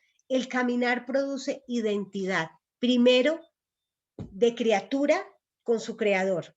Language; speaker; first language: Spanish; native; Spanish